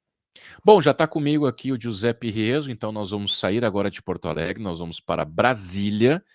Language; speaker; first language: Portuguese; native; Portuguese